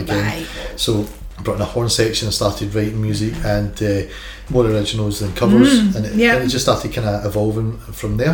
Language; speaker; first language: English; native; English